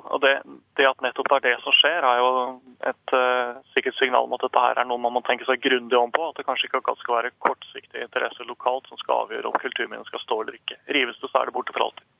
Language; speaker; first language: Norwegian; native; Norwegian